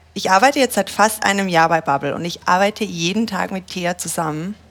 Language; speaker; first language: German; native; German